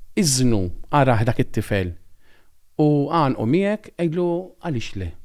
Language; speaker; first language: Maltese; native; Maltese